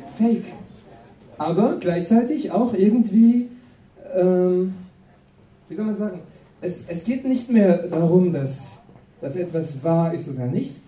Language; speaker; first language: German; non-native, fluent; French